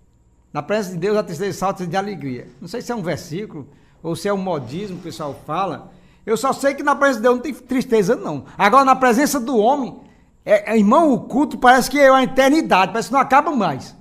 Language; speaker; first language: Portuguese; native; Portuguese